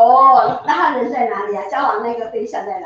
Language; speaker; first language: Chinese; native; Chinese